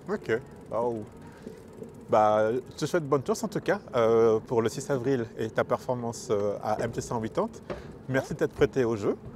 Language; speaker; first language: French; native; French